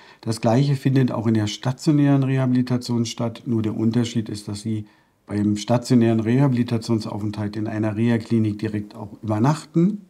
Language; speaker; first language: German; native; German